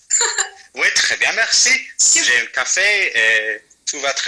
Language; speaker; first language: French; non-native, fluent; English